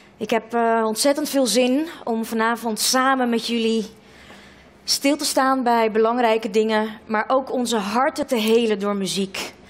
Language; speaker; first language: Dutch; early bilingual, other home language; Russian